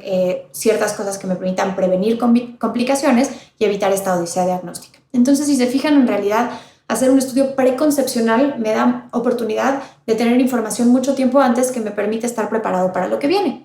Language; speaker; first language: Spanish; native; Spanish